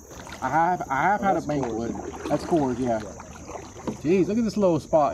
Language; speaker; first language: English; native; English